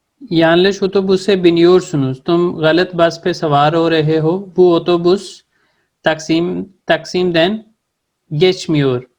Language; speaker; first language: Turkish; non-native, fluent; Urdu